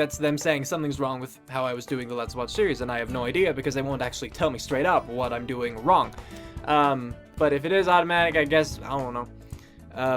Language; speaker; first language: English; native; English